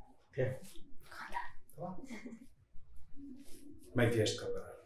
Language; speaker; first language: Portuguese; native; Portuguese